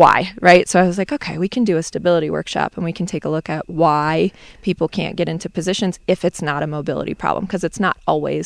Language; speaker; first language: English; native; English